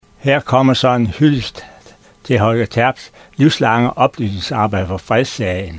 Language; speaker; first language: Danish; native; Danish